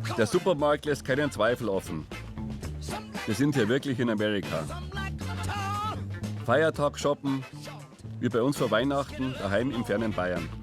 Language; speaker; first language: German; native; German